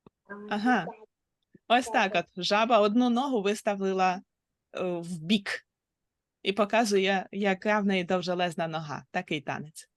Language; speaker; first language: Ukrainian; native; Ukrainian